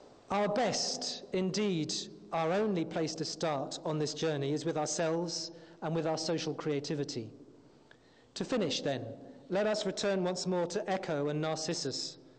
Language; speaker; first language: English; native; English